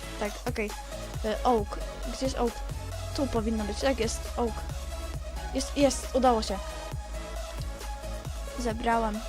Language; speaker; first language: Polish; native; Polish